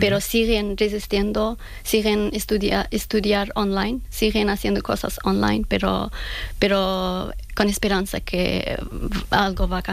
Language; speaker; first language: Spanish; non-native, fluent; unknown